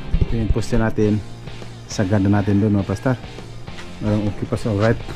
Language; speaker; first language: Filipino; non-native, local second language; Cebuano